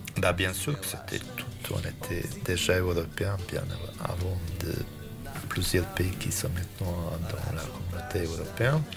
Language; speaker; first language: French; non-native, fluent; Bosnian